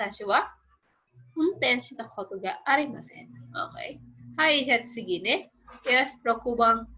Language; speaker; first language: Japanese; non-native, fluent; Filipino